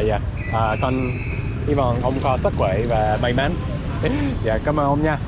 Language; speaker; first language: Vietnamese; non-native, learner; English